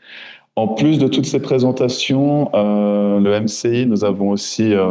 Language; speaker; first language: French; native; French